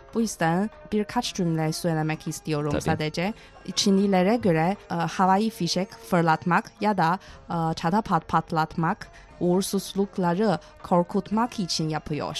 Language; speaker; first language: Turkish; non-native, fluent; Chinese